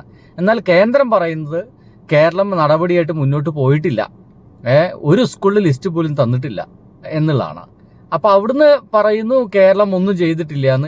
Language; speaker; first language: Malayalam; native; Malayalam